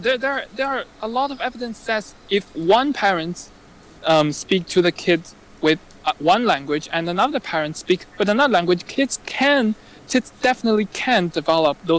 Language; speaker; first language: English; non-native, fluent; Chinese